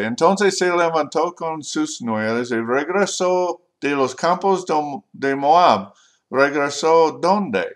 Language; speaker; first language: Spanish; non-native, learner; English